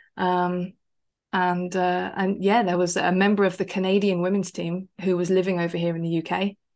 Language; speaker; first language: English; native; English